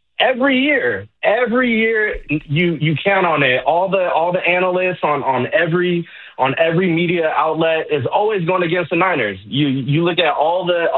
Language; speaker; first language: English; native; English